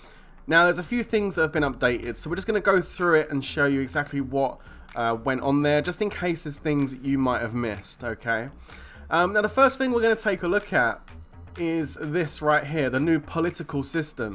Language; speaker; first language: English; native; English